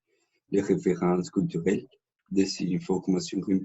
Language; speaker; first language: French; non-native, learner; Spanish